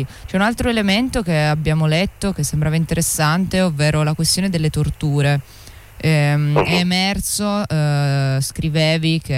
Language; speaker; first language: Italian; native; Italian